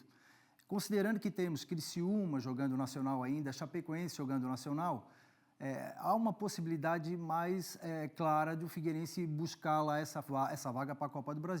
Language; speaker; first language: Portuguese; native; Portuguese